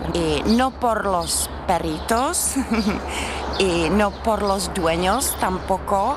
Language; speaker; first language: Spanish; non-native, fluent; Czech